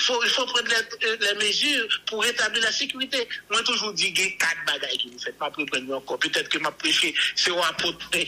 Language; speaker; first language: French; non-native, local second language; Haitian Creole